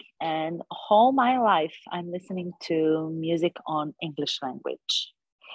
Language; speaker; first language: English; non-native, fluent; Serbian